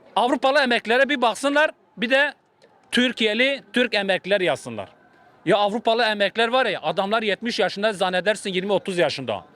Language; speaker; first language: Turkish; native; Turkish